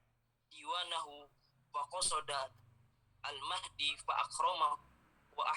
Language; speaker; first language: Arabic; non-native, learner; Indonesian